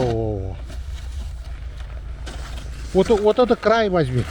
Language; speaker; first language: Russian; non-native, local second language; Yakut